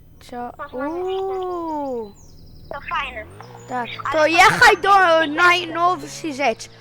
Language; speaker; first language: Polish; early bilingual, heritage; Polish